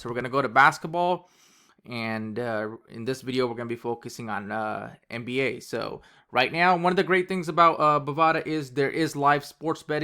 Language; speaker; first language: English; native; English